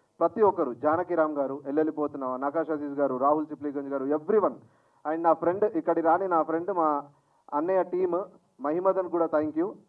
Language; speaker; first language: Telugu; native; Telugu